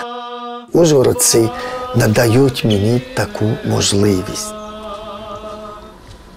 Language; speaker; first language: Ukrainian; non-native, fluent; Georgian